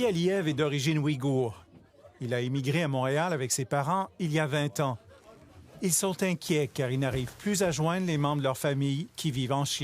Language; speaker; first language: French; native; French